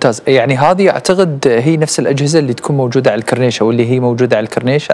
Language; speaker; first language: Arabic; native; Arabic